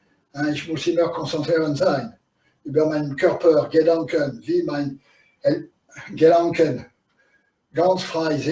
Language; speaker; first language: German; non-native, learner; French